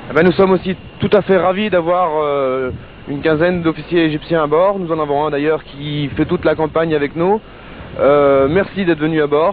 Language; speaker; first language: French; native; French